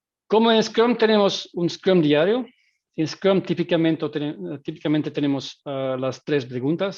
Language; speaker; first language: Spanish; non-native, fluent; Dutch